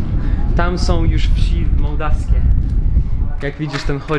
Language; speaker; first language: Polish; non-native, learner; Russian